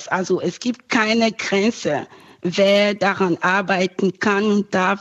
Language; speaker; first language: German; non-native, fluent; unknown